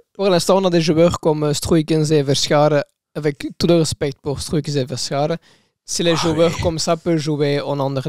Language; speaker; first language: French; non-native, local second language; Dutch